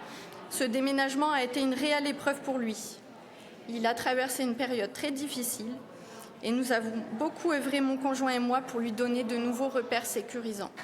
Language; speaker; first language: French; native; French